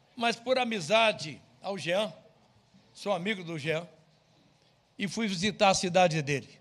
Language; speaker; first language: Portuguese; native; Portuguese